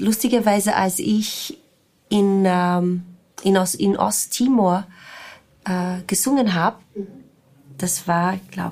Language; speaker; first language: German; non-native, fluent; Portuguese